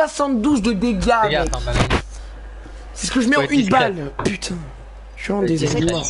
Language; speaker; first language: French; native; French